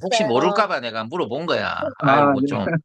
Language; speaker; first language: Korean; native; Korean